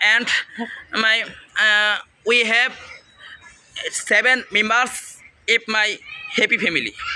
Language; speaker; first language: English; non-native, learner; Bangla